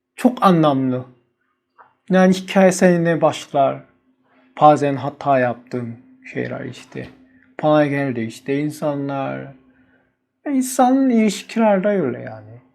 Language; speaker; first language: Turkish; non-native, learner; Korean